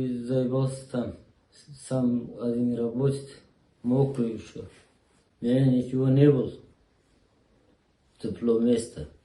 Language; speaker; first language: Russian; non-native, learner; Uzbek